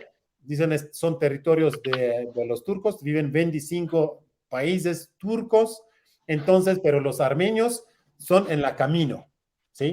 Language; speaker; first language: Spanish; non-native, learner; Kurdish